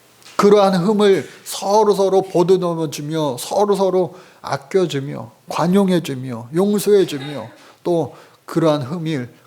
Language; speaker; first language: Korean; native; Korean